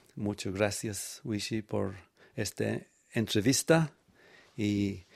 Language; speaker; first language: Spanish; non-native, learner; English